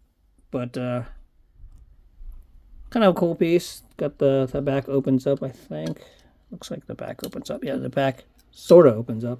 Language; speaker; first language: English; native; English